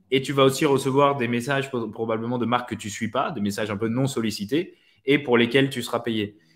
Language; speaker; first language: French; native; French